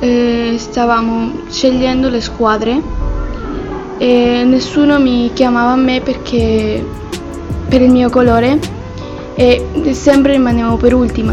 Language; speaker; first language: Italian; early bilingual, other home language; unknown